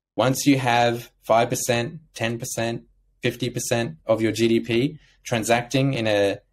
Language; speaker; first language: English; native; English